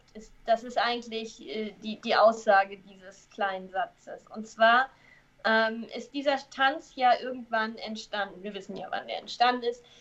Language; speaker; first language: German; native; German